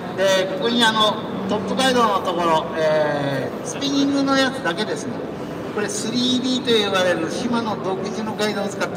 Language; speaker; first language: Japanese; native; Japanese